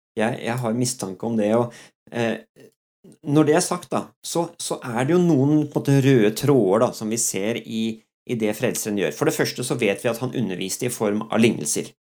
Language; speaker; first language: Norwegian; early bilingual, other home language; Dutch